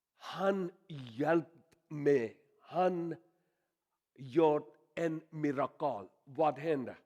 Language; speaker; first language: Swedish; non-native, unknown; Urdu